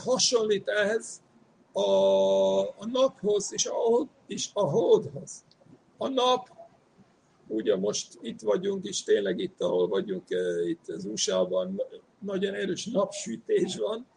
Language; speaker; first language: Hungarian; non-native, fluent; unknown